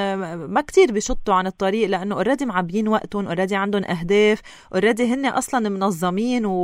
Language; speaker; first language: Arabic; native; Arabic